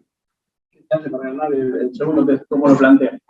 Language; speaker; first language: Spanish; native; Spanish